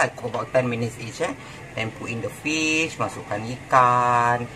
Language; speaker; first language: English; non-native, local second language; Malay